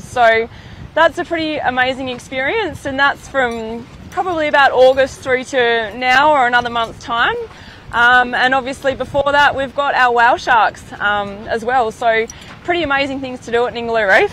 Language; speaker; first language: English; native; English